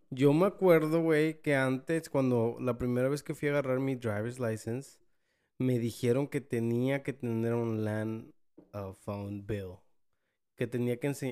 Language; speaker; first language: Spanish; early bilingual, heritage; Spanish